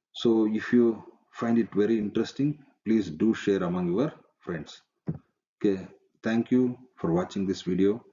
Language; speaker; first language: English; non-native, local second language; Kannada